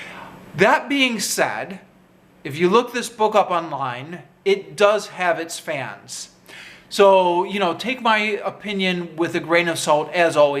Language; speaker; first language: English; native; English